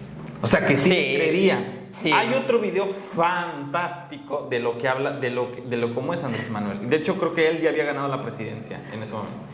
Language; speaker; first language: Spanish; native; Spanish